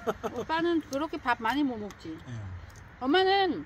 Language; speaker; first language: Korean; non-native, learner; Vietnamese